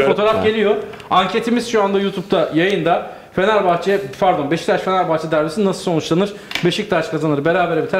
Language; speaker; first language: Turkish; native; Turkish